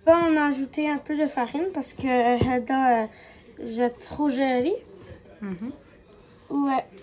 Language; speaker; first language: French; non-native, local second language; Arabic